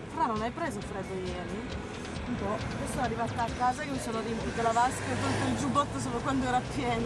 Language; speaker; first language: Italian; non-native, fluent; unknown